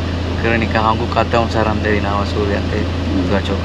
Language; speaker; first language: Korean; non-native, learner; Sinhala